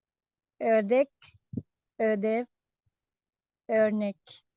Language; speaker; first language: Turkish; non-native, learner; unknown